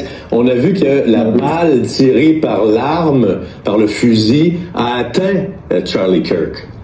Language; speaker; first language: French; native; French